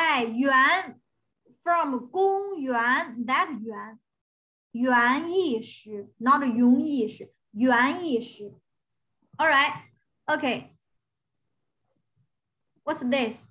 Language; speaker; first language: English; non-native, fluent; Chinese